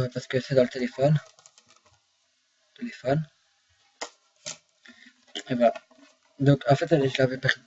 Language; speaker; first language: French; native; French